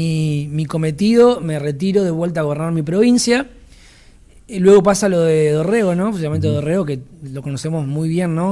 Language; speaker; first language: Spanish; native; Spanish